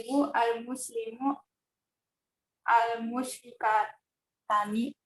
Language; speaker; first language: Arabic; non-native, learner; Indonesian